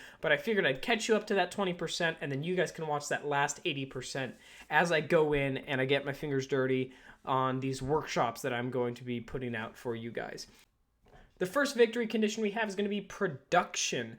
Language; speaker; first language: English; native; English